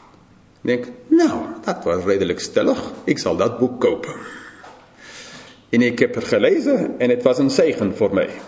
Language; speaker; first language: Dutch; non-native, fluent; English